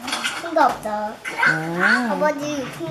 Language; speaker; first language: Korean; early bilingual, heritage; Korean